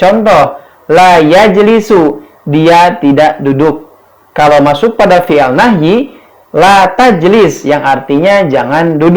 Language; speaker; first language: Indonesian; native; Indonesian